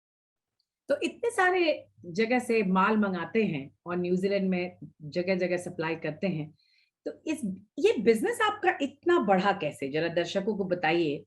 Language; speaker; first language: Hindi; native; Hindi